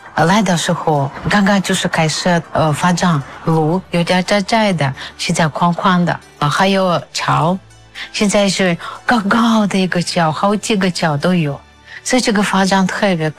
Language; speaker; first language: Chinese; non-native, fluent; Russian